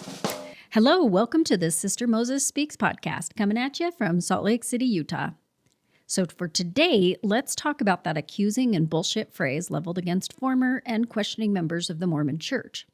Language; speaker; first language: English; native; English